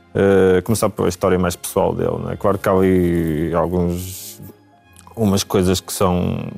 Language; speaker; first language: Portuguese; native; Portuguese